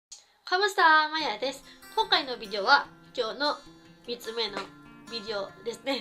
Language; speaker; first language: Japanese; non-native, fluent; Filipino